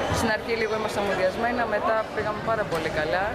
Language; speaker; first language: Greek; native; Greek